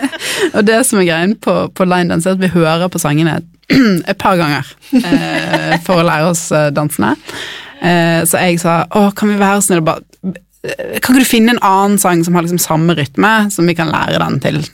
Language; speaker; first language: Norwegian; native; Norwegian